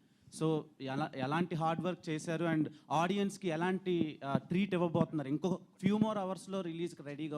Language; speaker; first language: Telugu; native; Telugu